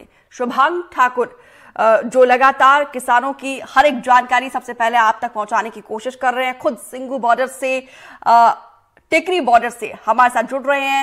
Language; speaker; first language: Hindi; native; Hindi